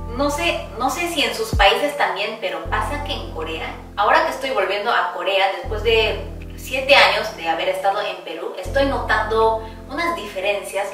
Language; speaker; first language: Spanish; early bilingual, heritage; Korean